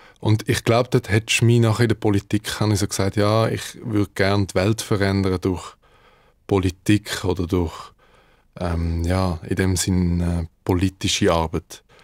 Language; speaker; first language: German; early bilingual, other home language; Dutch